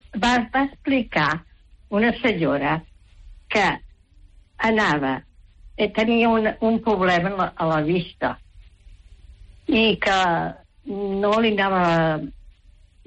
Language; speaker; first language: Catalan; native; Catalan